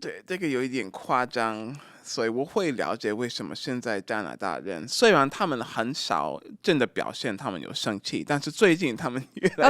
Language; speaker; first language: Chinese; non-native, fluent; English